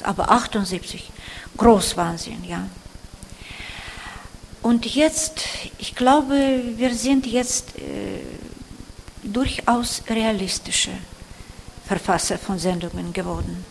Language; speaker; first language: German; non-native, fluent; Russian